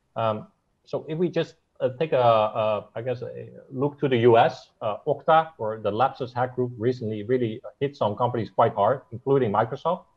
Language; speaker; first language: English; non-native, fluent; Dutch